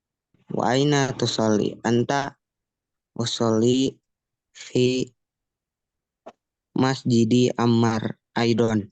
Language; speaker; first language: Arabic; non-native, learner; Indonesian